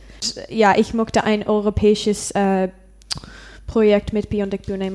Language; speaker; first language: German; non-native, learner; English